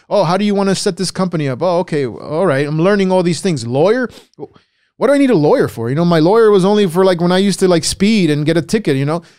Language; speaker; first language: English; early bilingual, other home language; Spanish